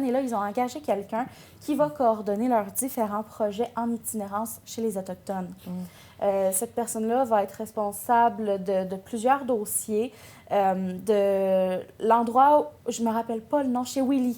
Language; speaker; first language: French; native; French